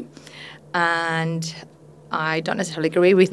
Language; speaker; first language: English; non-native, fluent; Spanish